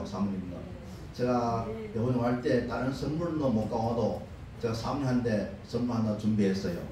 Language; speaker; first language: Korean; non-native, learner; Chinese